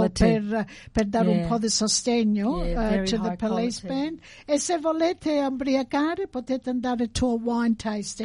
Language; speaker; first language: Italian; early bilingual, heritage; English